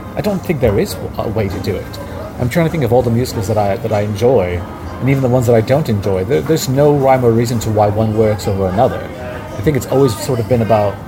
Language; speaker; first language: English; early bilingual, other home language; Arabic